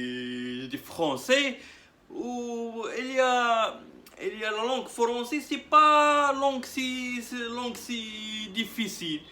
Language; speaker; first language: French; non-native, learner; Arabic